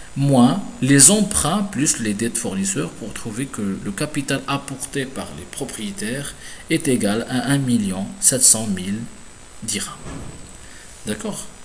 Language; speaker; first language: French; non-native, local second language; Arabic